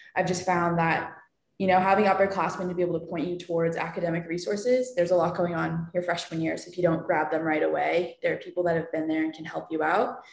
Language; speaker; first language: English; native; English